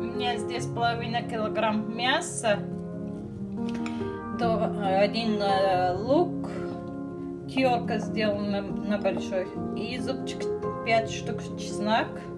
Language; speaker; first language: Russian; non-native, local second language; Tajik